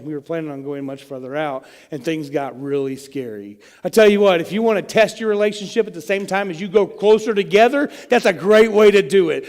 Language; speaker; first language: English; native; English